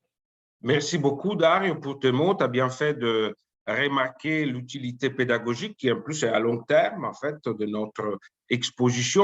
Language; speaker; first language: French; native; French